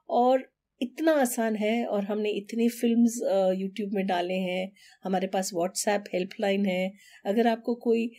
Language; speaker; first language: Hindi; non-native, local second language; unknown